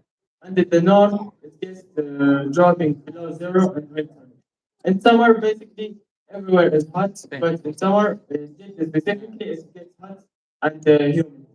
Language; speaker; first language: English; non-native, learner; Arabic